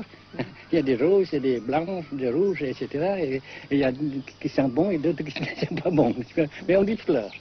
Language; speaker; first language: French; non-native, local second language; Vietnamese